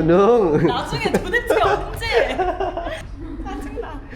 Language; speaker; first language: Korean; non-native, fluent; Vietnamese